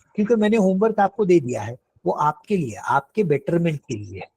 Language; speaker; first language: Hindi; non-native, local second language; Marathi